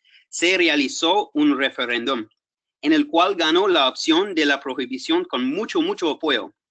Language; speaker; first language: Spanish; non-native, fluent; English